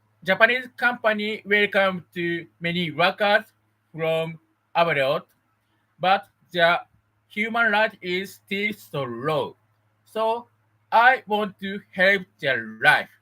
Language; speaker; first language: English; non-native, learner; Japanese